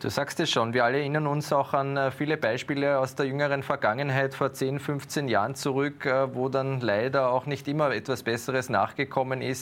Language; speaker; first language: German; native; German